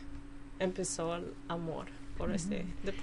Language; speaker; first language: Spanish; non-native, learner; English